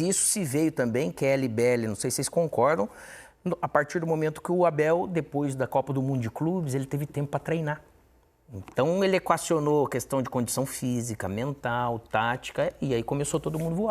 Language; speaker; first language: Portuguese; native; Portuguese